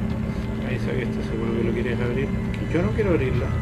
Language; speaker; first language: Spanish; native; Spanish